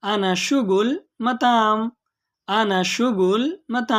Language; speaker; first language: Arabic; non-native, learner; Hindi